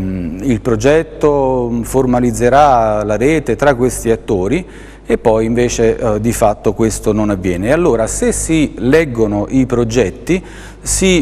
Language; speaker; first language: Italian; native; Italian